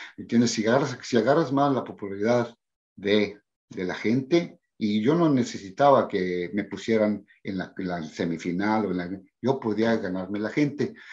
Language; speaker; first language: Spanish; early bilingual, heritage; Spanish